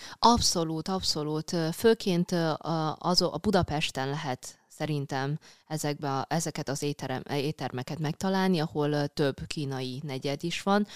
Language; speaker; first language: Hungarian; early bilingual, other home language; Chinese